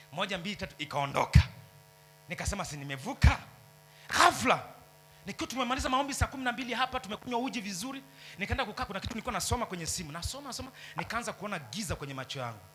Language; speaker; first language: Swahili; native; Swahili